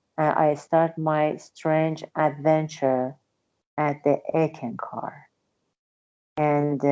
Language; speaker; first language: English; non-native, learner; Persian